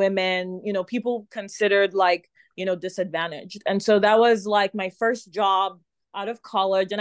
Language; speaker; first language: English; non-native, local second language; Yoruba